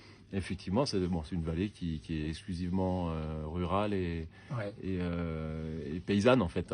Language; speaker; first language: French; native; French